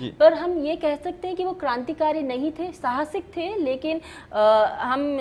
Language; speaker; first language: Hindi; native; Hindi